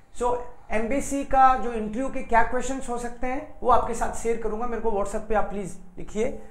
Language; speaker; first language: Hindi; native; Hindi